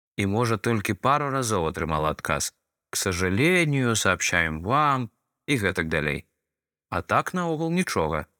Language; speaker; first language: Belarusian; non-native, local second language; Russian